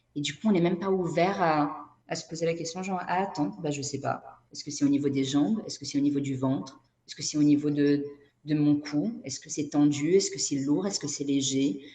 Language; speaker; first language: French; non-native, fluent; Portuguese